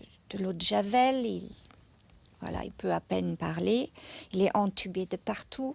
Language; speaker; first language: French; non-native, fluent; German